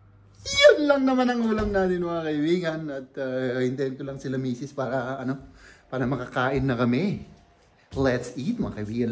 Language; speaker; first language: Filipino; native; Filipino